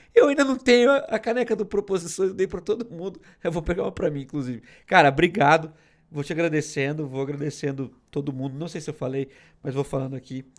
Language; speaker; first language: Portuguese; native; Portuguese